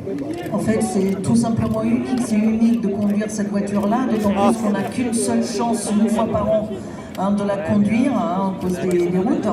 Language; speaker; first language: French; native; French